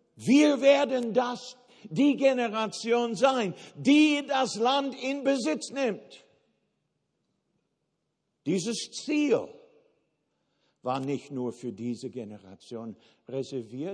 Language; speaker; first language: German; non-native, fluent; English